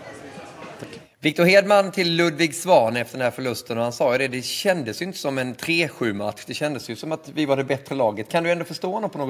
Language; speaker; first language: Swedish; native; Swedish